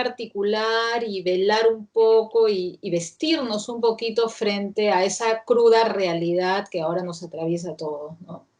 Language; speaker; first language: Spanish; native; Spanish